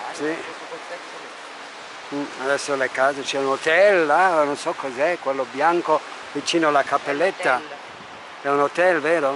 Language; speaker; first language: Italian; non-native, fluent; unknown